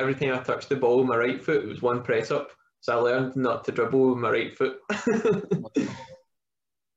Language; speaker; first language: English; native; English